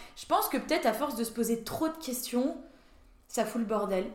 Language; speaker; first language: French; native; French